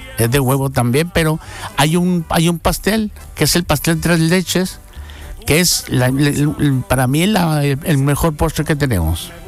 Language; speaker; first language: Spanish; native; Spanish